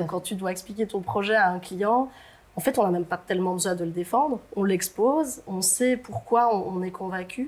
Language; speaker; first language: French; native; French